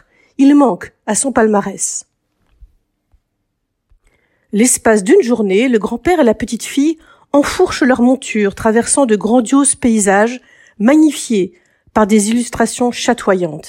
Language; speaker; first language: French; native; French